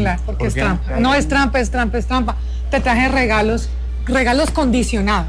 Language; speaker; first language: Spanish; native; Spanish